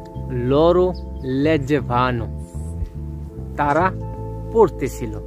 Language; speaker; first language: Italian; non-native, learner; Bangla